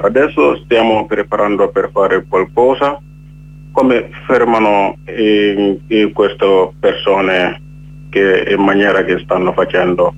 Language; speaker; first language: Italian; non-native, learner; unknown